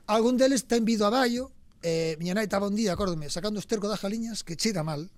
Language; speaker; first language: Galician; native; Galician